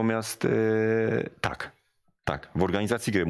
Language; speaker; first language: Polish; native; Polish